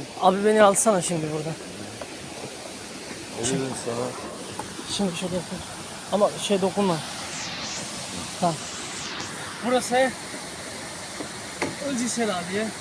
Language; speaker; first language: Turkish; non-native, learner; Hindi